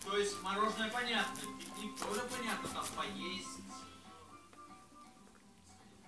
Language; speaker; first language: Russian; native; Russian